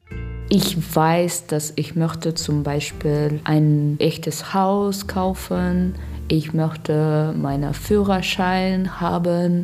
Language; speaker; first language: German; non-native, learner; Russian